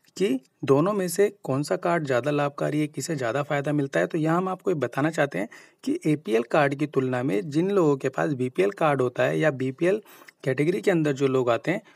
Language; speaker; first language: Hindi; native; Hindi